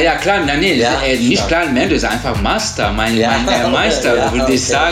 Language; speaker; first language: German; non-native, learner; Turkish